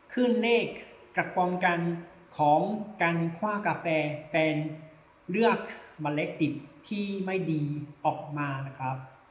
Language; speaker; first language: Thai; non-native, learner; Chinese